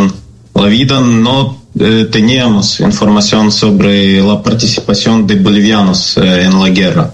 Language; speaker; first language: Spanish; non-native, learner; Ukrainian